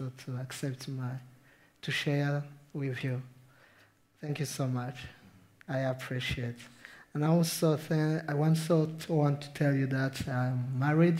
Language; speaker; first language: English; non-native, local second language; Kinyarwanda